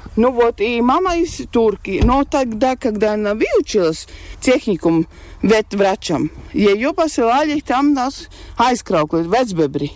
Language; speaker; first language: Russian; non-native, local second language; Latvian